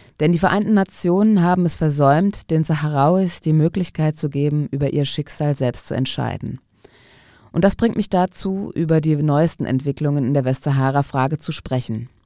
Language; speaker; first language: German; non-native, fluent; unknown